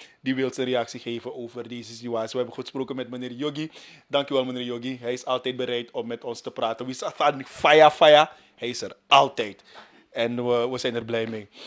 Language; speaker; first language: Dutch; native; Dutch